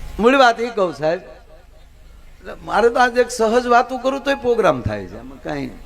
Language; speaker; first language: Gujarati; native; Gujarati